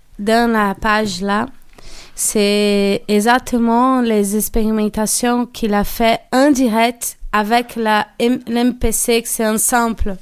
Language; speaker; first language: French; non-native, learner; Portuguese